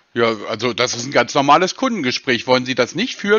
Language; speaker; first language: German; native; German